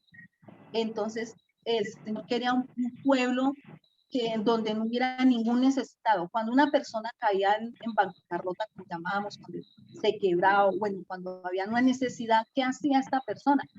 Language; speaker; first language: Spanish; native; Spanish